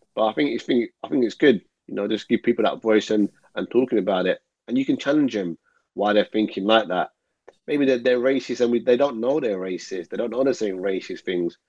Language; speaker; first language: English; native; English